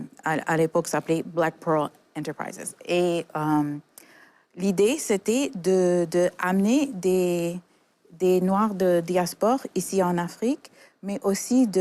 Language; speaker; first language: French; non-native, fluent; English